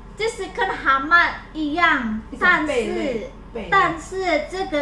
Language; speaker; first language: Chinese; non-native, fluent; Indonesian